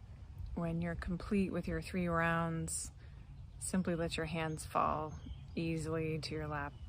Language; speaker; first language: English; native; English